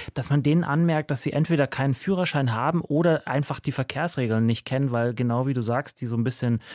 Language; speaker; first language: German; native; German